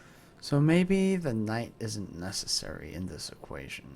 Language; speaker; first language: English; native; English